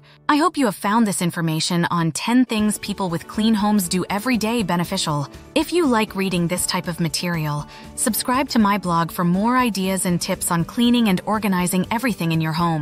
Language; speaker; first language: English; native; English